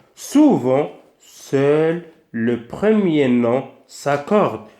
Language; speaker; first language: French; non-native, local second language; Arabic